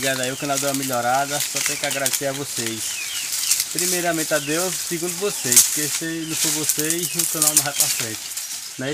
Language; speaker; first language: Portuguese; native; Portuguese